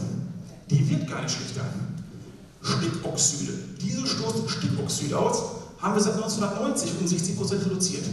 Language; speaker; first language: German; native; German